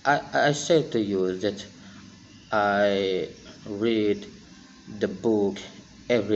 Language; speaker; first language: English; non-native, fluent; Indonesian